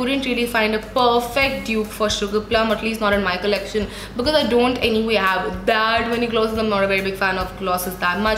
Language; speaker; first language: English; non-native, local second language; Hindi